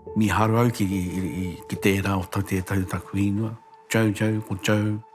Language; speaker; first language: Māori; native; Māori